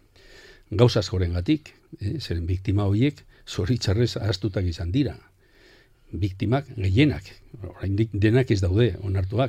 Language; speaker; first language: Basque; non-native, local second language; Spanish